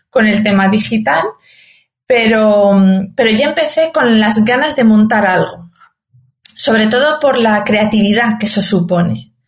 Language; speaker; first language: Spanish; native; Spanish